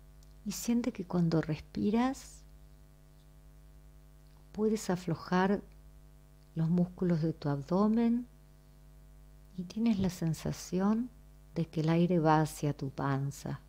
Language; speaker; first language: Spanish; native; Spanish